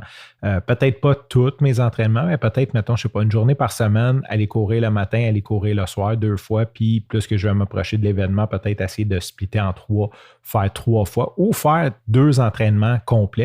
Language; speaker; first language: French; native; French